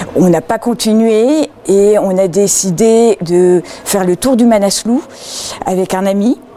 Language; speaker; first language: French; native; French